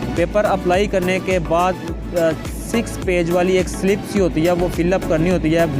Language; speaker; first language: Urdu; non-native, local second language; Punjabi